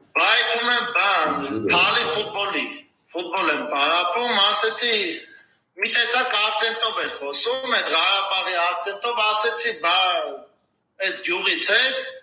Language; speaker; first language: Armenian; native; Armenian